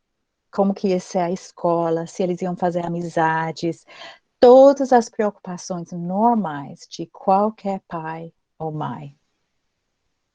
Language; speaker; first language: Portuguese; non-native, fluent; English